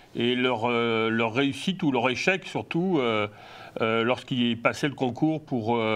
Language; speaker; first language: French; native; French